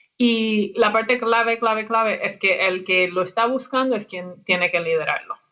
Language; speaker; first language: Spanish; non-native, fluent; English